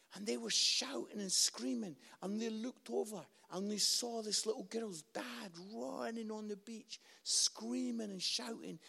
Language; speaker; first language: English; native; English